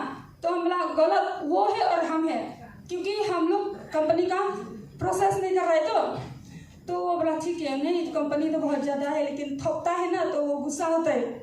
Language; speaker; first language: Hindi; non-native, local second language; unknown